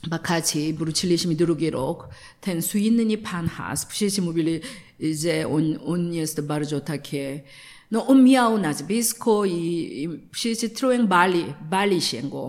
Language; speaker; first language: Polish; non-native, learner; Korean